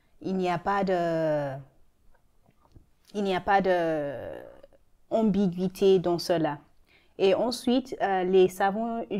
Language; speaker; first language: French; non-native, fluent; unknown